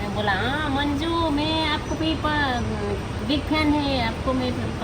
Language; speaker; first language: Hindi; non-native, learner; Nepali